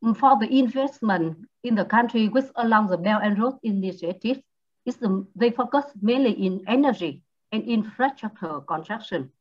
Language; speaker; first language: English; non-native, learner; Vietnamese